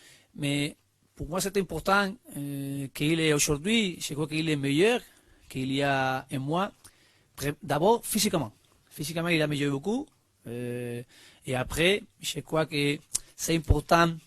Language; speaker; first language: French; non-native, learner; Spanish